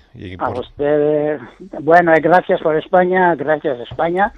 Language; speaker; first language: Spanish; non-native, learner; Greek